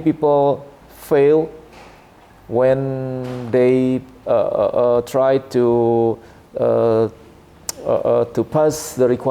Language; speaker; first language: English; non-native, learner; Indonesian